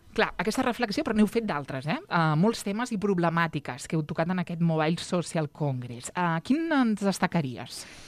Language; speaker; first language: Catalan; native; Catalan